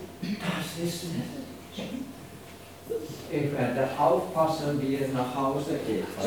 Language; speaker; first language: German; non-native, fluent; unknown